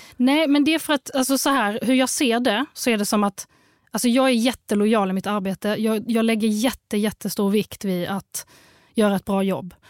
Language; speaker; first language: Swedish; early bilingual, other home language; Arabic